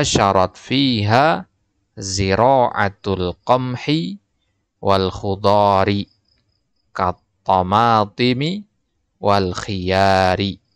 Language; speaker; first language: Arabic; non-native, fluent; Indonesian